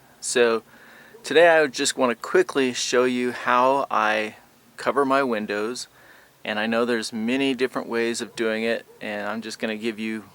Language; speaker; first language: English; native; English